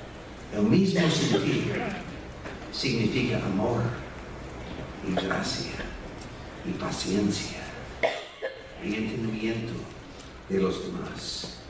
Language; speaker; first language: Spanish; non-native, fluent; English